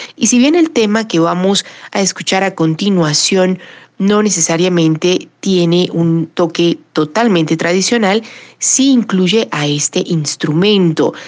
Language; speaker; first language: Spanish; native; Spanish